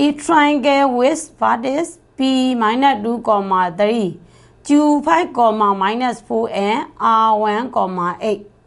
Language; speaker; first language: English; non-native, fluent; Burmese